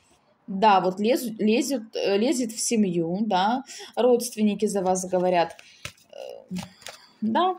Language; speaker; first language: Russian; native; Russian